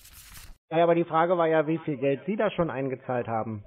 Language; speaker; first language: German; native; German